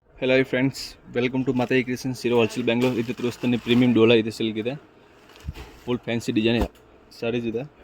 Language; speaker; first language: Kannada; non-native, local second language; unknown